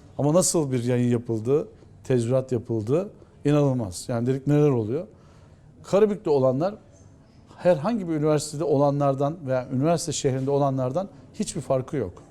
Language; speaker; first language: Turkish; native; Turkish